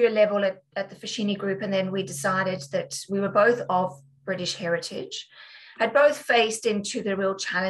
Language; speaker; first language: English; native; English